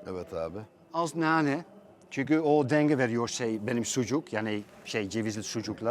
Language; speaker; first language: Turkish; non-native, fluent; Dutch